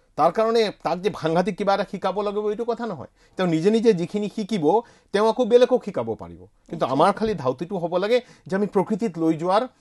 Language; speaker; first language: Assamese; non-native, local second language; Bangla